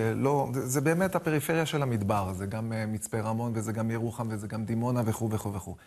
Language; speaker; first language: Hebrew; native; Hebrew